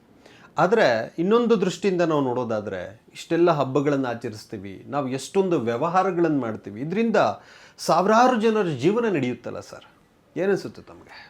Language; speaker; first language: Kannada; native; Kannada